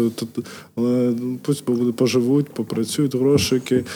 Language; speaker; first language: Ukrainian; non-native, local second language; Georgian